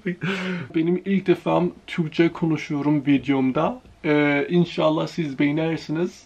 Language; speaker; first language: Turkish; early bilingual, heritage; Turkish